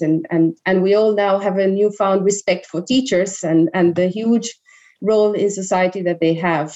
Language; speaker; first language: English; non-native, fluent; Spanish